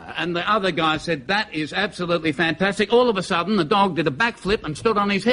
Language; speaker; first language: English; native; English